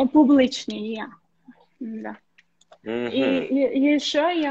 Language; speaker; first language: Russian; non-native, local second language; Armenian